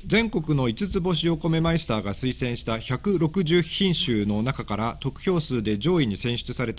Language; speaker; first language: Japanese; native; Japanese